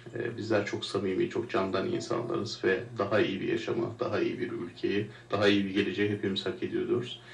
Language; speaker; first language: Turkish; native; Turkish